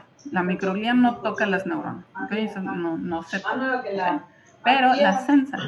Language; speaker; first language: Spanish; native; Spanish